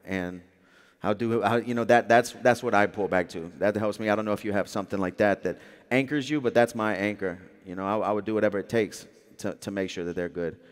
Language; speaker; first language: English; native; English